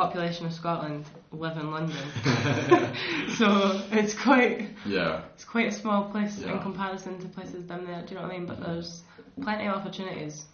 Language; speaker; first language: English; native; English